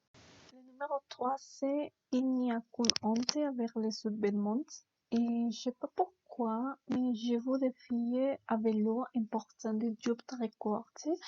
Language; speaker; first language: French; non-native, learner; Spanish